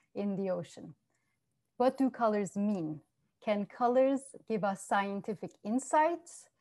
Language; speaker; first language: English; non-native, fluent; Turkish